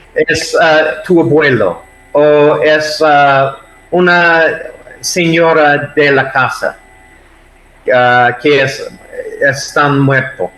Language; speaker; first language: Spanish; non-native, learner; English